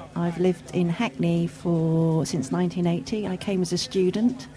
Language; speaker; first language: English; native; English